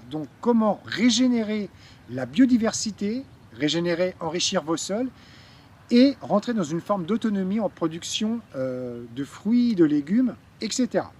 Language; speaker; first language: French; native; French